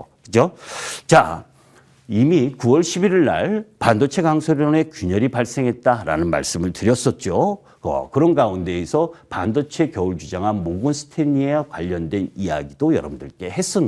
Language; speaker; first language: Korean; native; Korean